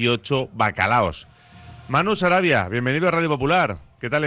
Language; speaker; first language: Spanish; native; Spanish